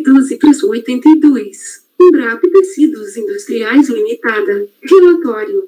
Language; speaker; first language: Portuguese; native; Portuguese